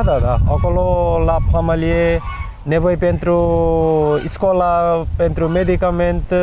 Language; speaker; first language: Romanian; non-native, learner; Nepali